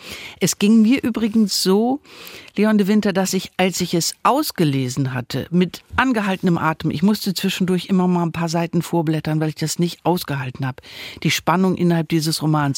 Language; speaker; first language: German; native; German